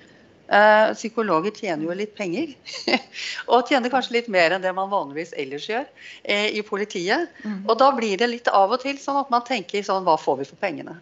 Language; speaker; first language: Norwegian; native; Norwegian